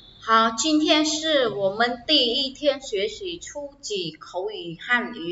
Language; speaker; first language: Chinese; non-native, fluent; Khmer